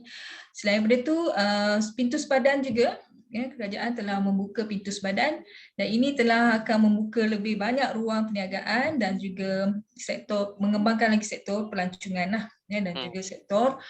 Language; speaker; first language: Malay; native; Malay